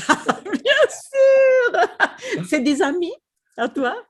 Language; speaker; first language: French; non-native, fluent; Swedish